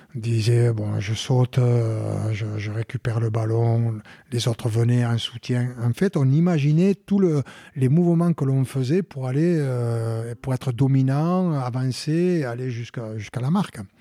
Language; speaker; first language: French; native; French